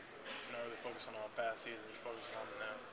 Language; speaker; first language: English; native; English